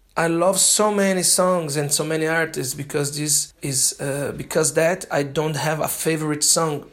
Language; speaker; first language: English; non-native, learner; Portuguese